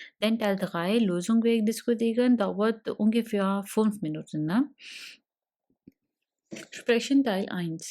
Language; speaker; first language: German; non-native, learner; Urdu